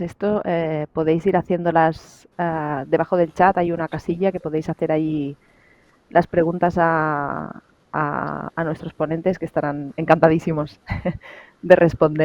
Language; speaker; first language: Spanish; native; Spanish